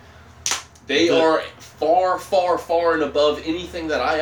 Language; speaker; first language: English; native; English